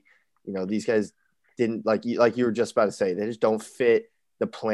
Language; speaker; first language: English; native; English